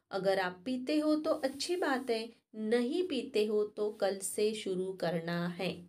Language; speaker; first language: Hindi; non-native, local second language; Marathi